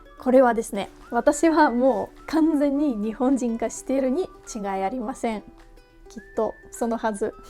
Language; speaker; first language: Japanese; non-native, fluent; Russian